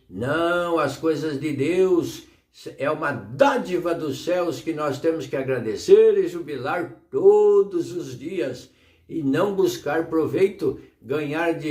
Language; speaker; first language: Portuguese; native; Portuguese